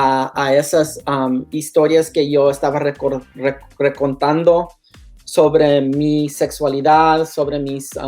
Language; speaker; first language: Spanish; early bilingual, heritage; Spanish